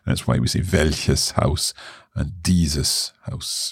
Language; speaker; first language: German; non-native, learner; English